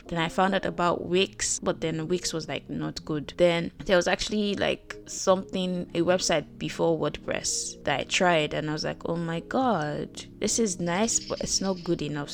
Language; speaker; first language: English; non-native, local second language; Yoruba